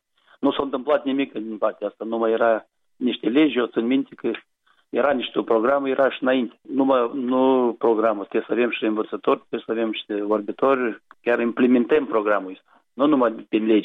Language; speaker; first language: Romanian; non-native, local second language; Gagauz